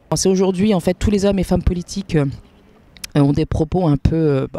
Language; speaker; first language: French; native; French